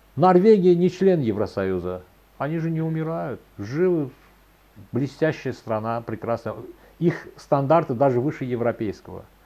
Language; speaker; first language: Russian; non-native, local second language; Azerbaijani